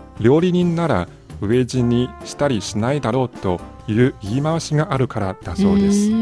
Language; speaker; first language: Japanese; non-native, fluent; Chinese